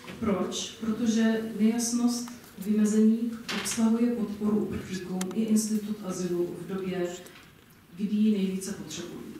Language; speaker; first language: Czech; non-native, fluent; English